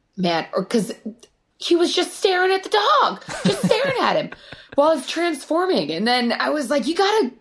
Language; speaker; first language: English; native; English